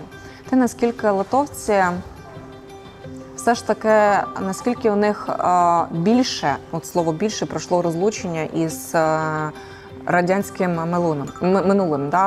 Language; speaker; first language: Ukrainian; native; Ukrainian